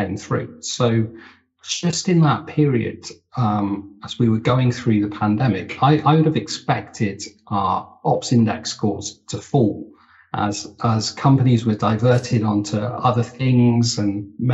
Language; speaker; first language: English; native; English